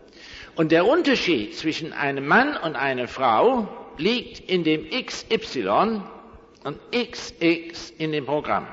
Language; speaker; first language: German; non-native, fluent; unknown